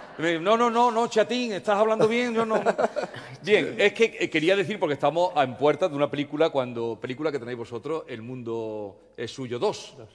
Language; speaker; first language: Spanish; native; Spanish